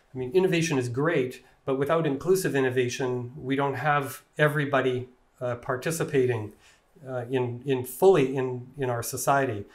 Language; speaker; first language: English; native; English